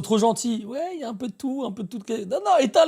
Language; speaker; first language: French; native; French